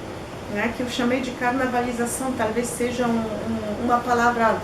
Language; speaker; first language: Portuguese; non-native, fluent; Polish